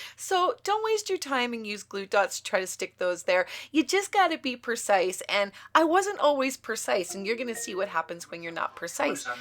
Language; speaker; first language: English; native; English